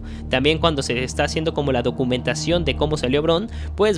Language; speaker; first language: Spanish; native; Spanish